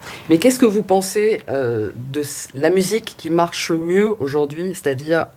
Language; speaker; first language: French; native; French